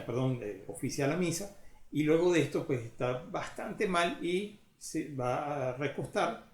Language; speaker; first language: Spanish; native; Spanish